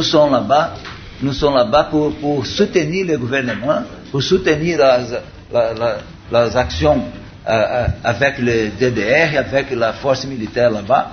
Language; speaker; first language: French; non-native, learner; Portuguese